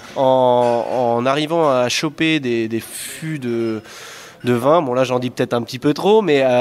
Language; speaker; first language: French; native; French